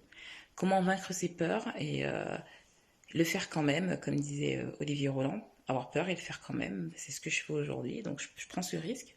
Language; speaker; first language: French; native; French